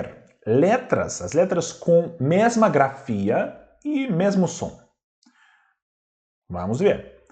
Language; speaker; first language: Portuguese; non-native, fluent; Russian